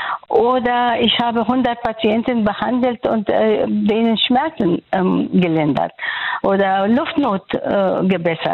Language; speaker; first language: German; non-native, fluent; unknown